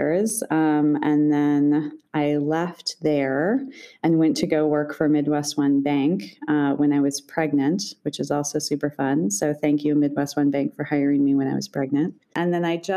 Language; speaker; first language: English; native; English